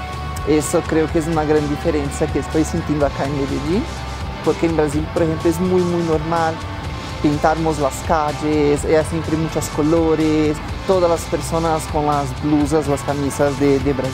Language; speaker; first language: Spanish; non-native, fluent; Portuguese